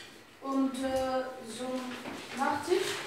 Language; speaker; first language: German; non-native, learner; English